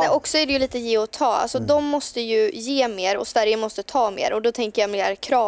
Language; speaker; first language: Swedish; native; Swedish